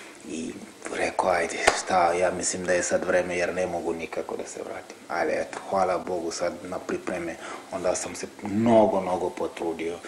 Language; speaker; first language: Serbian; non-native, fluent; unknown